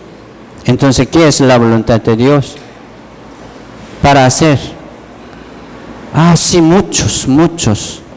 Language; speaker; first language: Spanish; non-native, learner; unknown